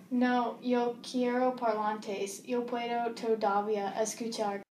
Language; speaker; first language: Spanish; non-native, learner; English